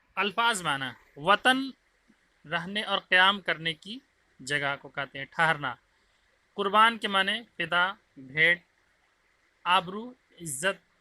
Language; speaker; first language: Urdu; native; Urdu